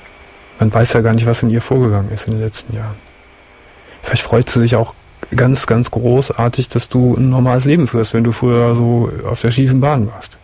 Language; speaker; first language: German; native; German